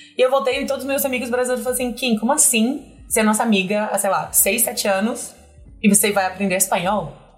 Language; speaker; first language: Portuguese; non-native, fluent; English